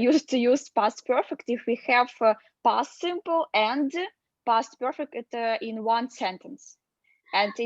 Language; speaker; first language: English; non-native, learner; Russian